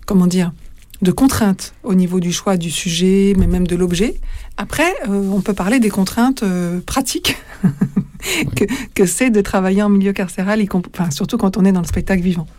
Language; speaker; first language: French; native; French